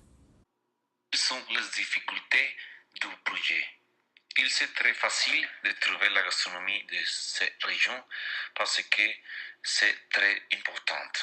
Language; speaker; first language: French; non-native, learner; Spanish